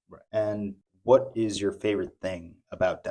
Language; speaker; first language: English; native; English